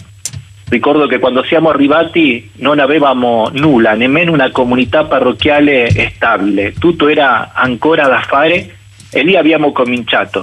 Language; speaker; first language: Italian; non-native, fluent; Spanish